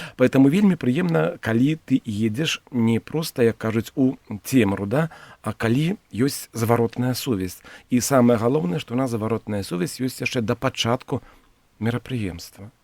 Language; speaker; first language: Belarusian; non-native, local second language; Russian